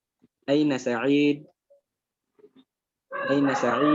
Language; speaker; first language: Arabic; non-native, learner; Indonesian